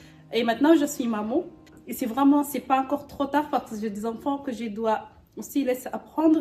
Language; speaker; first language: French; non-native, learner; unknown